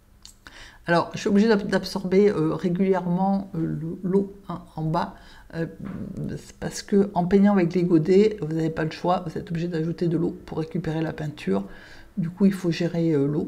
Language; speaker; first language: French; native; French